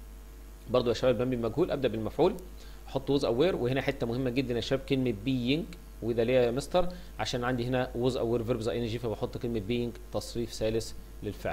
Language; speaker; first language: Arabic; native; Arabic